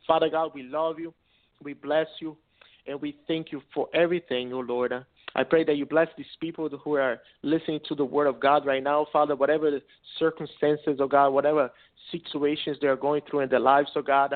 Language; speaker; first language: English; non-native, fluent; Portuguese